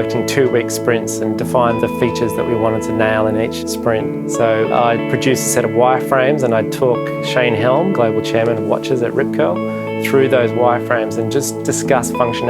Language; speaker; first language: English; native; English